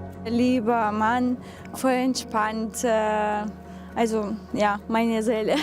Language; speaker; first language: German; non-native, fluent; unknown